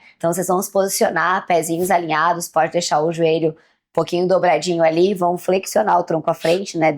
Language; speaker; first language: Portuguese; native; Portuguese